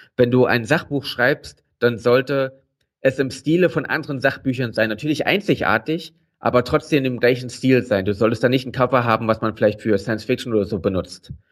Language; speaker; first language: German; native; German